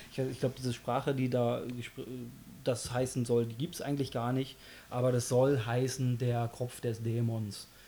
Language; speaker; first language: German; early bilingual, other home language; Polish